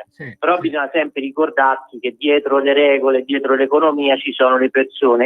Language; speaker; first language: Italian; native; Italian